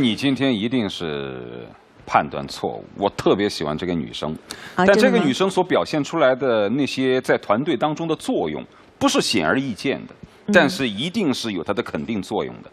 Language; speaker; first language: Chinese; native; Chinese